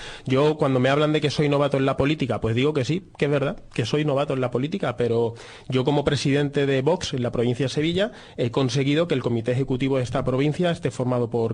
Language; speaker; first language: Spanish; native; Spanish